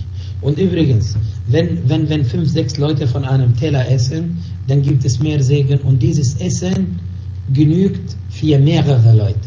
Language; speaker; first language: German; non-native, fluent; Arabic